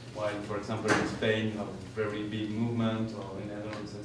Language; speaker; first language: English; non-native, fluent; French